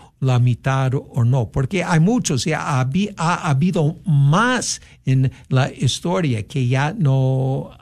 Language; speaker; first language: Spanish; non-native, fluent; English